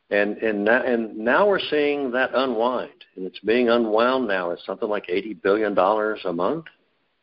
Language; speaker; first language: English; native; English